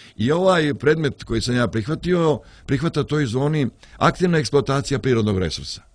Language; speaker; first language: Serbian; native; Serbian